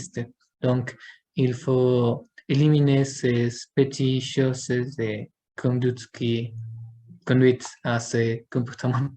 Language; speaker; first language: French; non-native, learner; Spanish